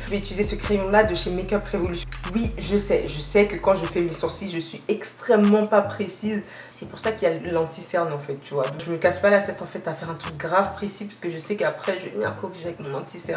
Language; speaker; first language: French; native; French